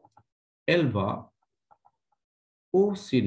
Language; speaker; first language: French; non-native, fluent; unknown